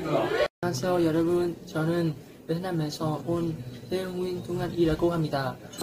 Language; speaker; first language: Korean; non-native, learner; Vietnamese